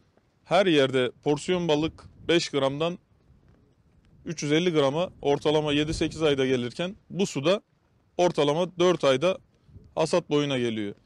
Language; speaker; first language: Turkish; native; Turkish